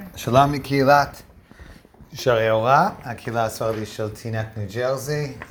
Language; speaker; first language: Hebrew; non-native, fluent; English